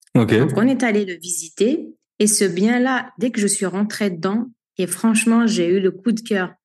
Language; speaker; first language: French; non-native, local second language; Arabic